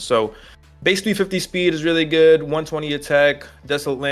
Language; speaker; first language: English; native; English